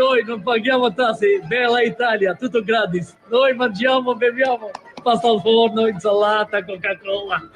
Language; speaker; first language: Italian; non-native, learner; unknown